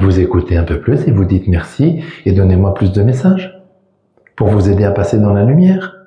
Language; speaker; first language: French; native; French